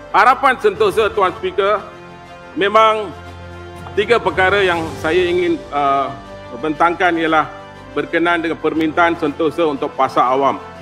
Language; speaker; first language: Malay; non-native, local second language; Tamil